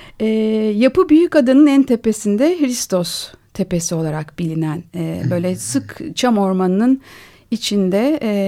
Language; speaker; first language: Turkish; native; Turkish